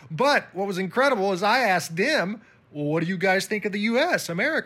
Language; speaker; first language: English; native; English